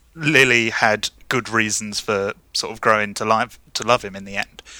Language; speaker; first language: English; native; English